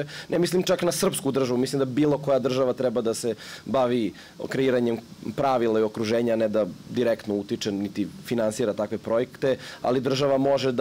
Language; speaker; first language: Serbian; native; Serbian